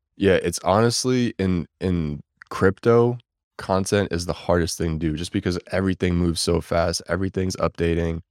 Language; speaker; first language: English; early bilingual, other home language; Bulgarian